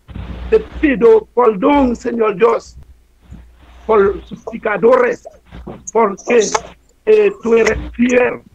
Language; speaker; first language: Spanish; non-native, learner; Haitian Creole